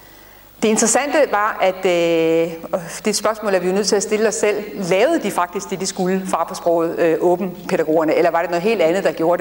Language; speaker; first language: Danish; native; Danish